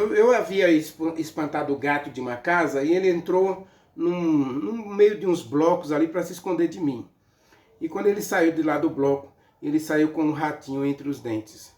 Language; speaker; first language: Portuguese; native; Portuguese